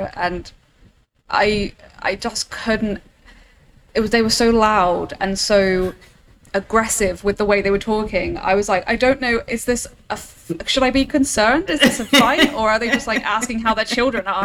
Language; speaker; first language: English; native; English